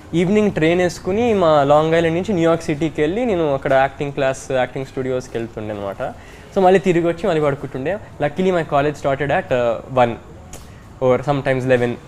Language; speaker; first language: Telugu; early bilingual, heritage; Telugu